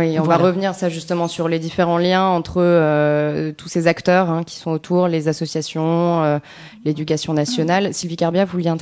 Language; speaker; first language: French; native; French